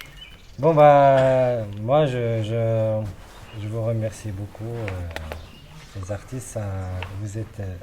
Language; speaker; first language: French; non-native, local second language; Arabic